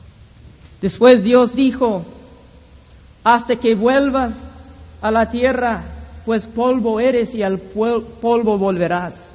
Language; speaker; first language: Spanish; non-native, fluent; English